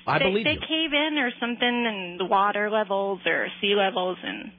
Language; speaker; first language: English; native; English